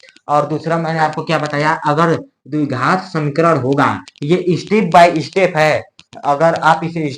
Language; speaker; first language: Hindi; native; Hindi